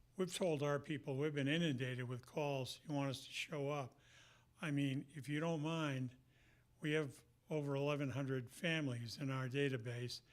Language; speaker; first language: English; native; English